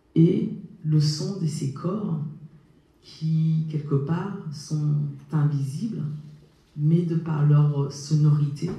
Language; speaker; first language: French; native; French